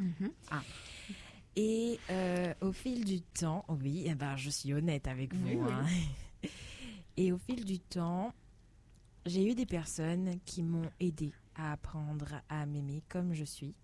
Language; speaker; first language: French; native; French